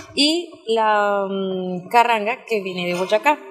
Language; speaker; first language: Spanish; native; Spanish